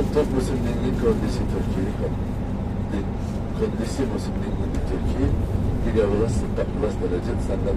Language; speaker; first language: Indonesian; non-native, fluent; Turkish